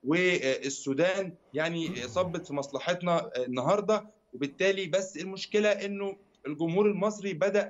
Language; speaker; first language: Arabic; native; Arabic